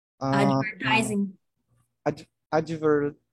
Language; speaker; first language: English; non-native, learner; Portuguese